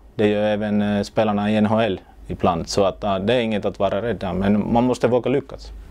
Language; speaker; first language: Swedish; non-native, local second language; Finnish